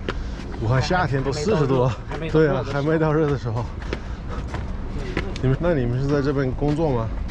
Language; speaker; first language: Chinese; non-native, fluent; English